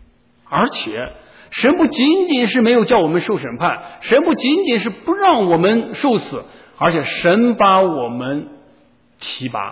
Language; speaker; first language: Chinese; native; Chinese